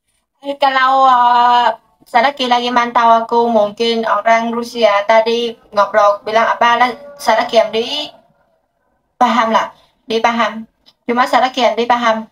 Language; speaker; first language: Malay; non-native, learner; Vietnamese